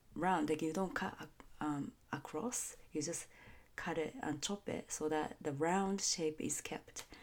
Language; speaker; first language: English; non-native, fluent; Japanese